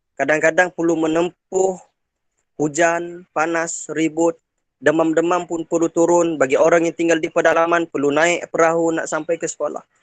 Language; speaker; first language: Malay; non-native, local second language; Iban